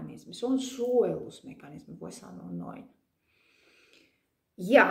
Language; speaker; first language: Finnish; non-native, fluent; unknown